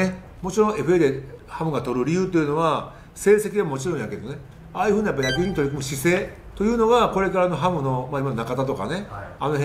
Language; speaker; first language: Japanese; native; Japanese